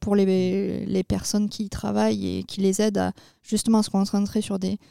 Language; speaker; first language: French; native; French